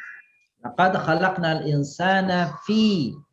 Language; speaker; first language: Arabic; non-native, fluent; Indonesian